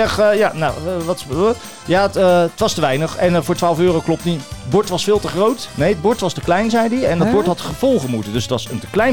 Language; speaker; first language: Dutch; native; Dutch